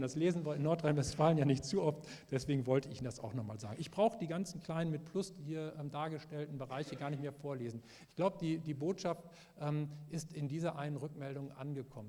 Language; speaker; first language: German; native; German